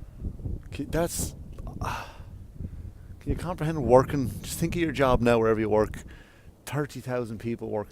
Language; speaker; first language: English; native; English